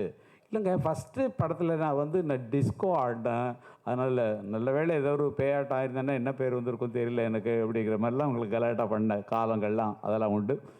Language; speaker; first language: Tamil; native; Tamil